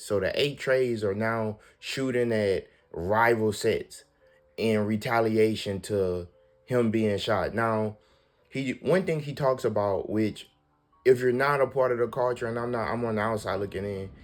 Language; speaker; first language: English; native; English